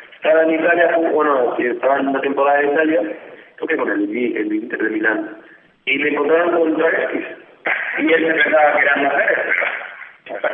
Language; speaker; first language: Spanish; native; Spanish